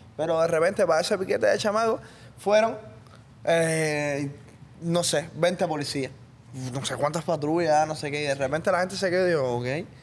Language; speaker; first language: Spanish; native; Spanish